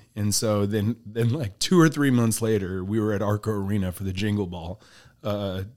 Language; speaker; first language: English; early bilingual, other home language; Filipino